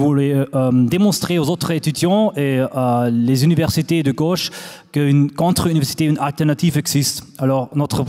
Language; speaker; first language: French; non-native, fluent; German